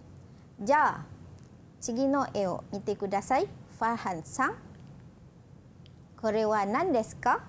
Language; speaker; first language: Japanese; non-native, fluent; Malay